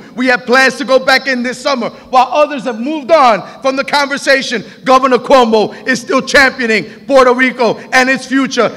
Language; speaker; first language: English; early bilingual, other home language; Spanish